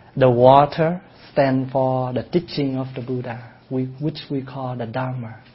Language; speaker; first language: English; non-native, fluent; Vietnamese